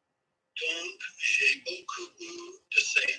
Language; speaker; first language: French; non-native, learner; English